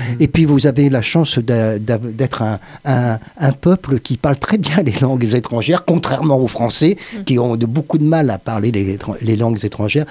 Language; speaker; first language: French; native; French